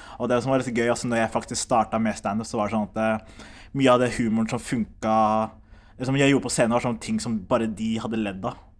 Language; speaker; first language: Norwegian; early bilingual, other home language; Somali